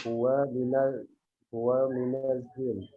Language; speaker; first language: Arabic; non-native, learner; Indonesian